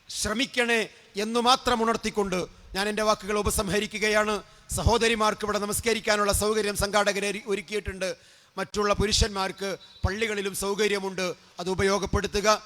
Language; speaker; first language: Malayalam; native; Malayalam